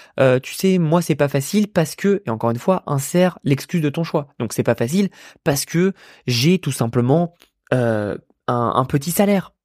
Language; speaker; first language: French; native; French